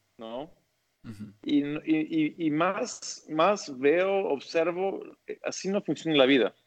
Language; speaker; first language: Spanish; early bilingual, other home language; English